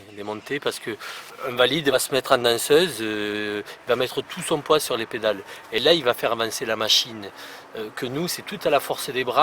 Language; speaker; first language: French; native; French